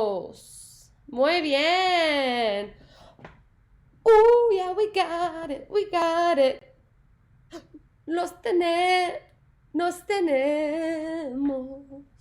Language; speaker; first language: Spanish; non-native, learner; English